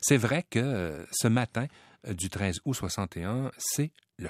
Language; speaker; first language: French; native; French